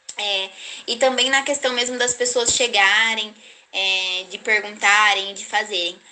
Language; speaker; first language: Portuguese; native; Portuguese